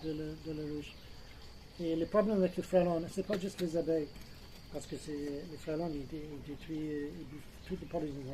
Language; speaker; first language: French; non-native, fluent; English